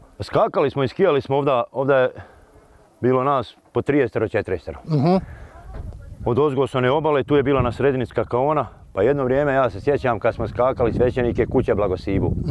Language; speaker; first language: Bosnian; native; Bosnian